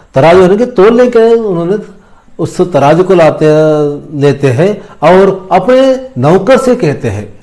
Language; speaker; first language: Hindi; non-native, local second language; Kannada